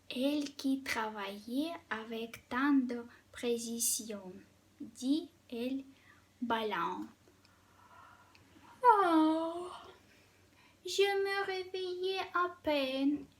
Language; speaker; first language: French; non-native, fluent; Russian